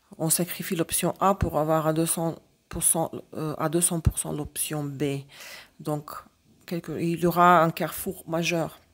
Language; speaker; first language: French; non-native, fluent; Russian